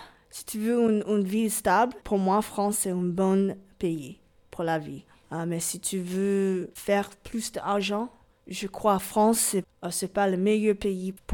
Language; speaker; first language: French; non-native, learner; Chinese